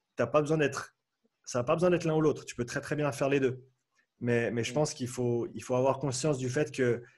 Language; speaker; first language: French; native; French